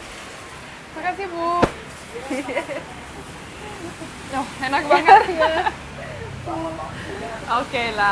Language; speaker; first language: Indonesian; non-native, fluent; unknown